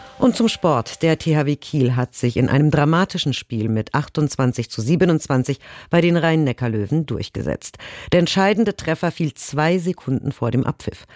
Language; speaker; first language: German; native; German